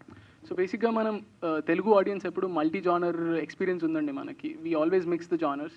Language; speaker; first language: Telugu; native; Telugu